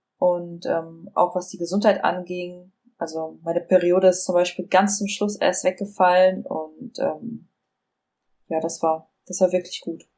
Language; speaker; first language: German; native; German